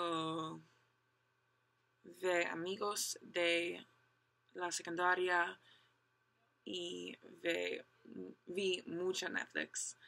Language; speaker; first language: Spanish; non-native, learner; English